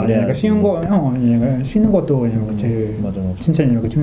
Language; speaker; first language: Korean; non-native, learner; English